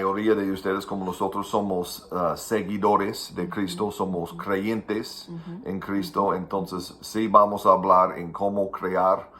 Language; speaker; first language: Spanish; non-native, fluent; English